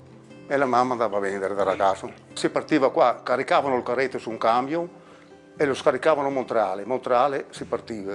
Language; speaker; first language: Italian; native; Italian